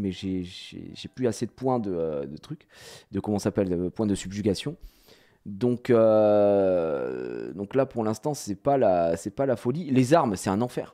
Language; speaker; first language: French; native; French